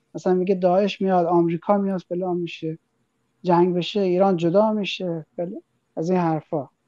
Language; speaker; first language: Persian; native; Persian